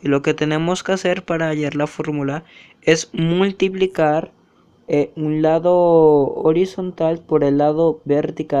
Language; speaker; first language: Spanish; native; Spanish